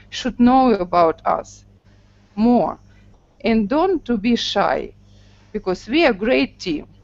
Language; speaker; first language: English; non-native, learner; Russian